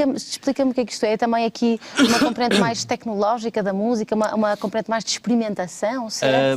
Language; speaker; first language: Portuguese; native; Portuguese